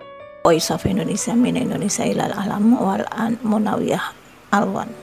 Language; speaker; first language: Arabic; non-native, fluent; Indonesian